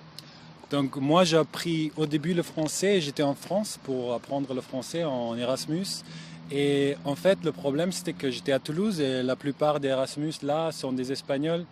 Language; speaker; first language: French; non-native, learner; German